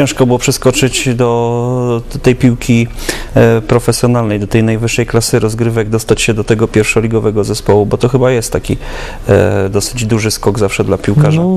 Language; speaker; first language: Polish; native; Polish